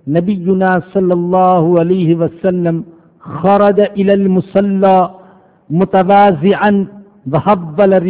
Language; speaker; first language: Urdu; non-native, local second language; Punjabi